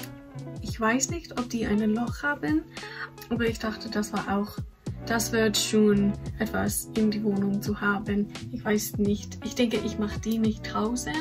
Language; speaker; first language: German; non-native, fluent; English